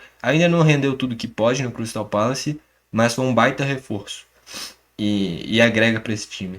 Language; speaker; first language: Portuguese; native; Portuguese